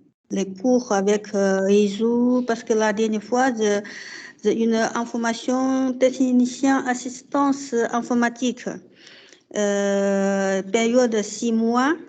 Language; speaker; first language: French; non-native, learner; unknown